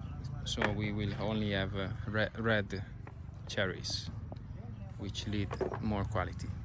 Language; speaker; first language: English; non-native, fluent; Italian